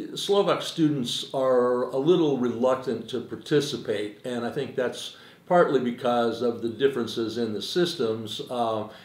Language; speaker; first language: English; native; English